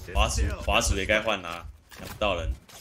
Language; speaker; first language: Chinese; native; Chinese